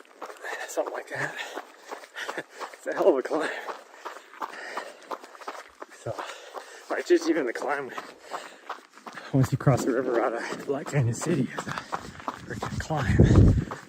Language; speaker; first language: English; native; English